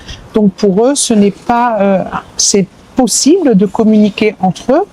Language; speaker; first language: French; native; French